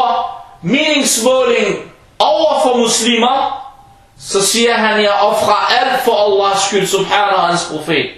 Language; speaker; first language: Danish; early bilingual, other home language; Arabic